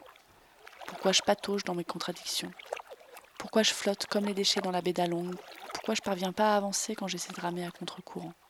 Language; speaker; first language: French; native; French